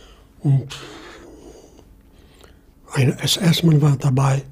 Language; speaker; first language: German; non-native, fluent; Polish